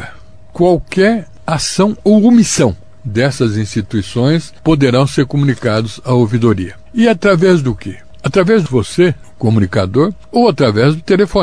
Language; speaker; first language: Portuguese; native; Portuguese